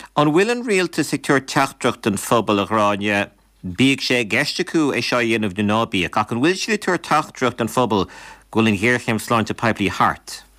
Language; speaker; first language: Irish; native; Irish